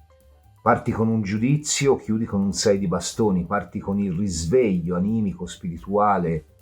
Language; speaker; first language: Italian; native; Italian